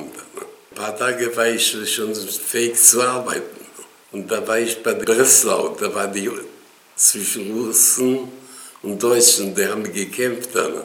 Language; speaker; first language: German; non-native, learner; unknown